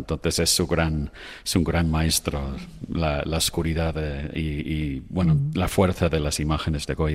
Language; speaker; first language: Spanish; non-native, fluent; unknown